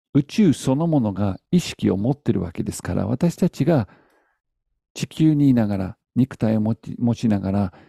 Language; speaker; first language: Japanese; non-native, fluent; English